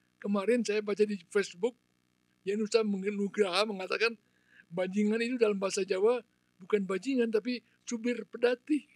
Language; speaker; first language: Indonesian; non-native, local second language; Balinese